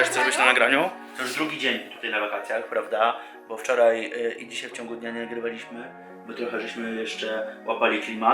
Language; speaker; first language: Polish; native; Polish